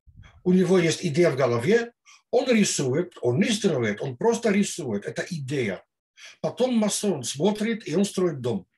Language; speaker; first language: Russian; non-native, fluent; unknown